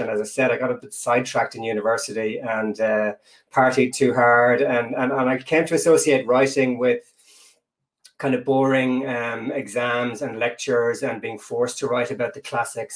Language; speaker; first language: English; native; English